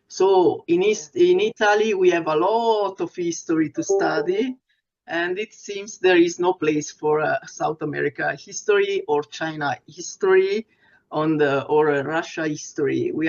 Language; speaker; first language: English; non-native, fluent; Italian